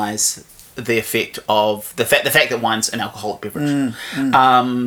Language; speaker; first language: English; native; English